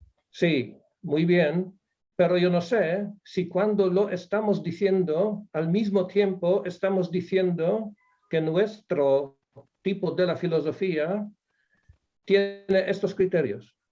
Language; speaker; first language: Spanish; non-native, fluent; Polish